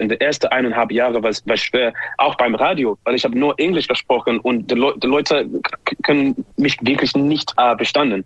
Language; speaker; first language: German; non-native, learner; English